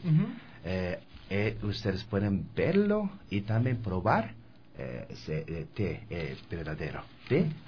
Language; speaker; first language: Spanish; non-native, learner; Japanese